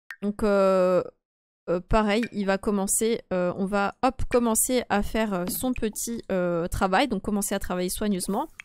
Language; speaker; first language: French; native; French